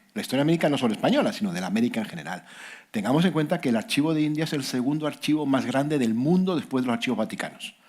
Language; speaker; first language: Spanish; native; Spanish